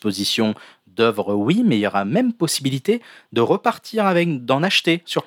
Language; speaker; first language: French; native; French